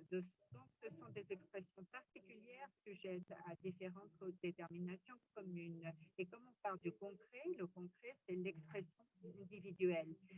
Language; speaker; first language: French; non-native, fluent; Spanish